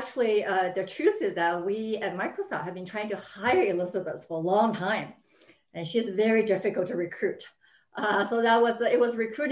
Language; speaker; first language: English; non-native, fluent; Chinese